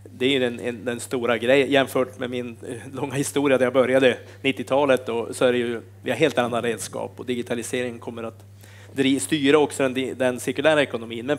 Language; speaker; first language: Swedish; native; Swedish